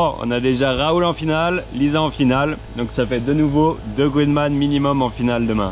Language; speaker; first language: French; native; French